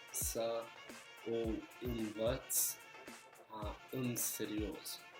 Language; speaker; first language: Romanian; non-native, learner; English